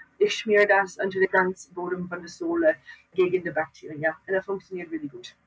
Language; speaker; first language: German; non-native, learner; English